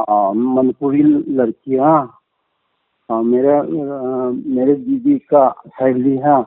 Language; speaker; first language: Hindi; non-native, local second language; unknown